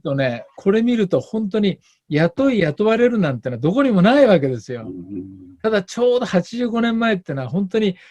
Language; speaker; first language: Japanese; native; Japanese